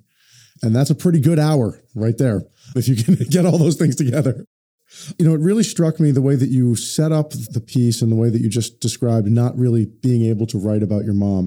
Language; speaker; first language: English; native; English